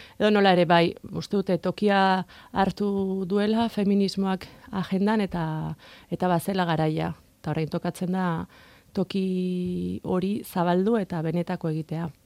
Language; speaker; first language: Basque; non-native, local second language; Spanish